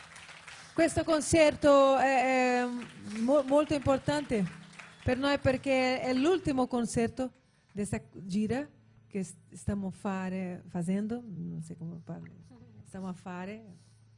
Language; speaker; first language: Italian; non-native, learner; Portuguese